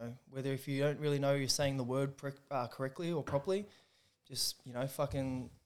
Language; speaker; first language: English; native; English